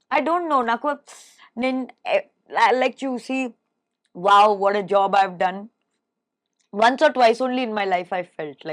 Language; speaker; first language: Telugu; non-native, fluent; Hindi